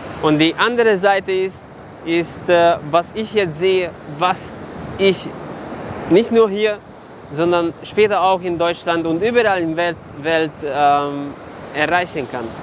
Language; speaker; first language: German; non-native, fluent; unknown